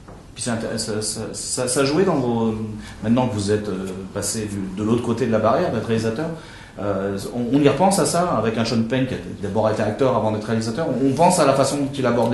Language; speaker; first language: French; native; French